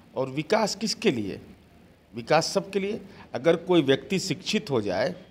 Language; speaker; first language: Hindi; native; Hindi